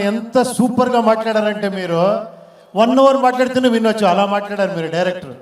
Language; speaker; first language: Telugu; non-native, local second language; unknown